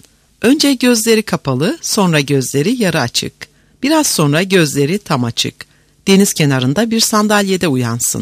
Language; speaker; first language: Turkish; native; Turkish